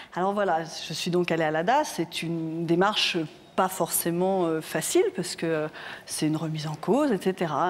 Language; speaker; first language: French; native; French